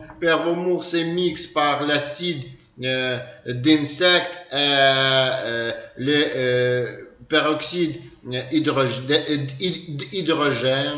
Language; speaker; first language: French; non-native, learner; Ukrainian